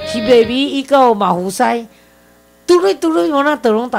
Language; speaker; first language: Filipino; non-native, learner; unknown